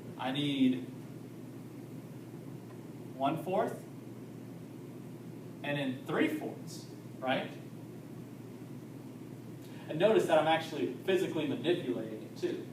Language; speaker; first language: English; native; English